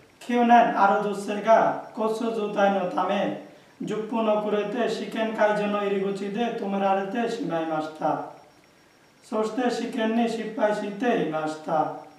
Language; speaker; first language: Japanese; non-native, learner; Bangla